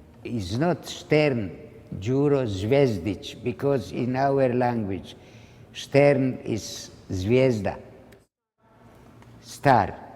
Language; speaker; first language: English; non-native, learner; Ladino